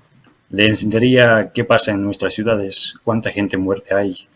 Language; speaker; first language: Spanish; non-native, fluent; Ukrainian